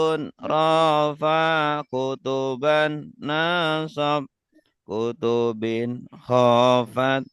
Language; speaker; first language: Arabic; non-native, fluent; Indonesian